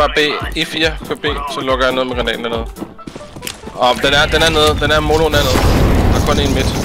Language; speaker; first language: Danish; native; Danish